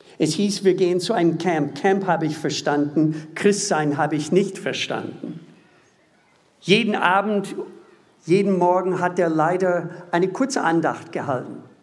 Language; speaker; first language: German; non-native, fluent; English